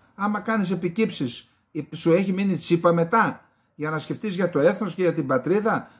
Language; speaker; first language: Greek; native; Greek